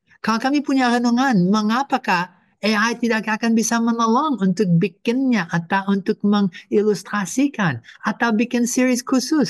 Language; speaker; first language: Indonesian; non-native, fluent; English